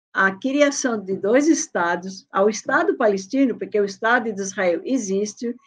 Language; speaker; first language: Portuguese; early bilingual, other home language; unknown